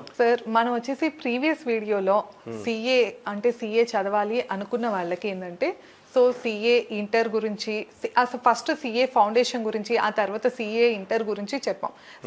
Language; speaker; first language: Telugu; native; Telugu